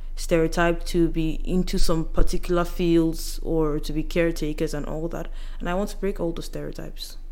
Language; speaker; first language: English; non-native, local second language; Yoruba